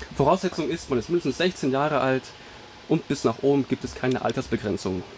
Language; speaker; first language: German; native; German